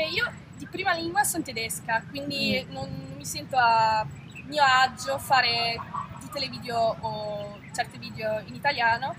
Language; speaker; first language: Italian; non-native, local second language; German